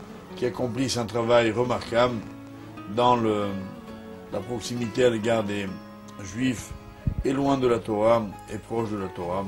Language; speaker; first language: French; native; French